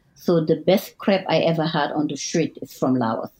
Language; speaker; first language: English; non-native, fluent; French